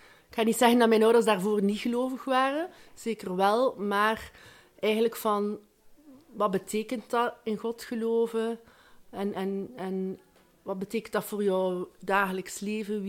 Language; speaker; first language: Dutch; native; Dutch